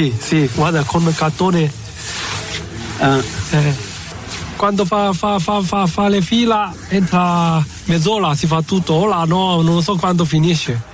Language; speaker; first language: Italian; non-native, learner; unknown